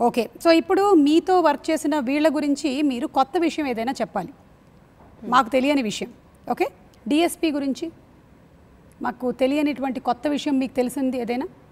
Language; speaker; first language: Telugu; native; Telugu